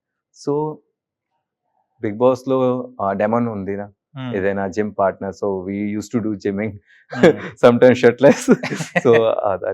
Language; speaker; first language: Telugu; non-native, local second language; Hindi